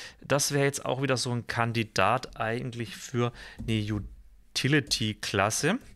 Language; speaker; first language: German; native; German